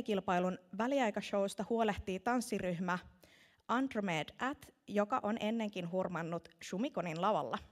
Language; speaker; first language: Finnish; native; Finnish